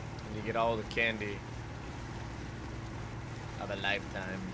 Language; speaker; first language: English; native; English